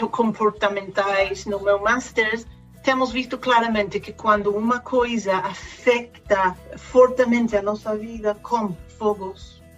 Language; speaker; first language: Portuguese; non-native, fluent; English